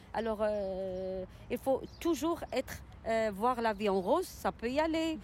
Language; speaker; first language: French; non-native, local second language; Arabic